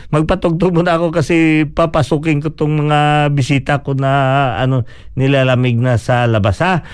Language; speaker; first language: Filipino; non-native, local second language; Cebuano